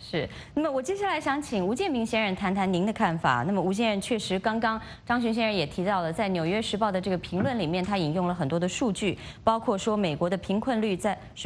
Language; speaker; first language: Chinese; native; Chinese